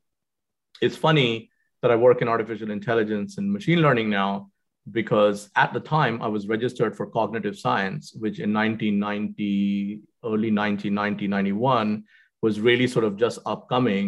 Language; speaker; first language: English; non-native, local second language; Hindi